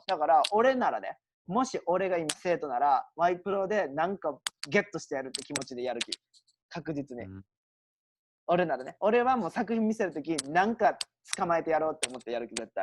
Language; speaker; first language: Japanese; native; Japanese